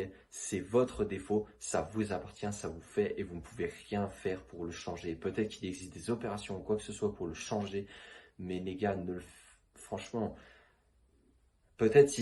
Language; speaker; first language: French; native; French